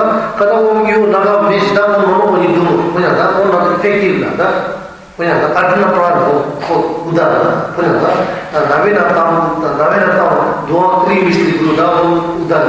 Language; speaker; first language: Russian; non-native, learner; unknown